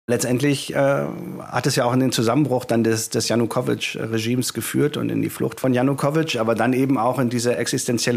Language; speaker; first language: German; native; German